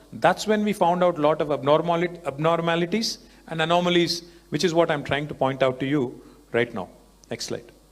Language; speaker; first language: English; non-native, local second language; Telugu